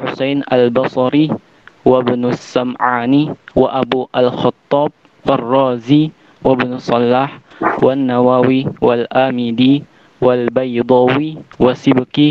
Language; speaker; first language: Arabic; non-native, learner; Indonesian